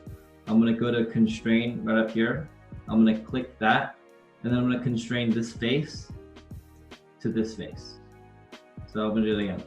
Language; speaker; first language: English; native; English